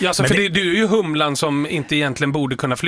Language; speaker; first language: Swedish; native; Swedish